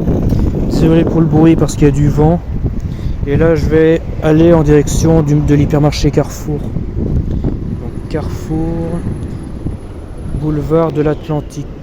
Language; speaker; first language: French; native; French